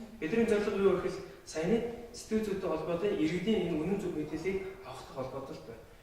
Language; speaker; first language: Mongolian; non-native, local second language; Kazakh